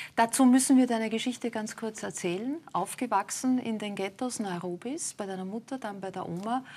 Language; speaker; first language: German; native; German